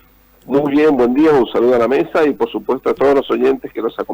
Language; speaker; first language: Spanish; native; Spanish